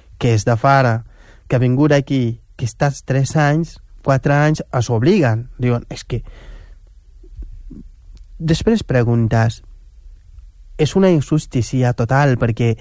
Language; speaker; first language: Catalan; non-native, fluent; Wolof